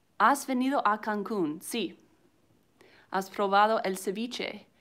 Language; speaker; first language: Spanish; non-native, learner; English